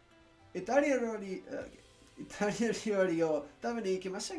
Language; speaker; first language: Japanese; non-native, learner; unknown